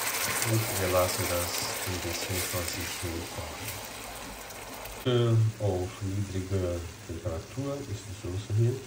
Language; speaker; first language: German; non-native, fluent; Portuguese